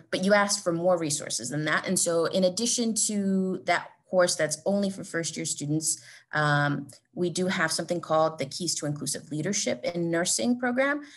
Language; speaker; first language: English; native; English